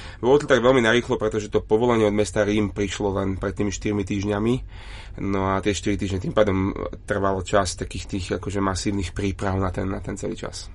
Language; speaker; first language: Slovak; native; Slovak